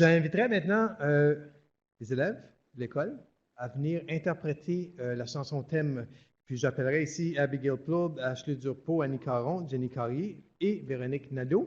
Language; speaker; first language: French; native; French